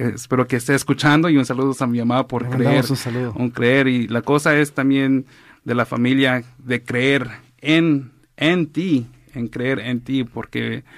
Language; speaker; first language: Spanish; early bilingual, heritage; Spanish